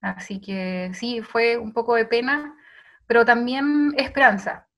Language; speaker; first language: Spanish; native; Spanish